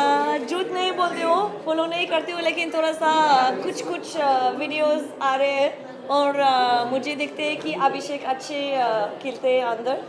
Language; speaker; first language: Hindi; non-native, learner; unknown